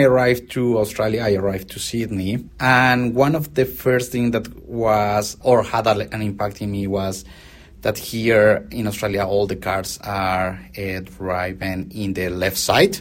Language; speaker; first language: English; non-native, fluent; Spanish